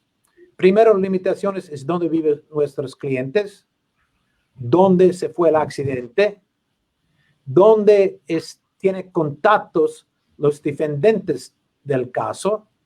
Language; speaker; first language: Spanish; non-native, learner; English